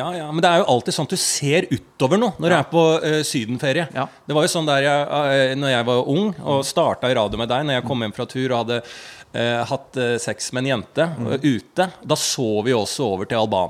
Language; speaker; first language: Norwegian; native; Norwegian